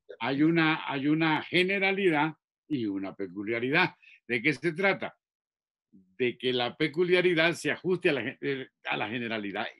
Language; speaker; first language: Spanish; native; Spanish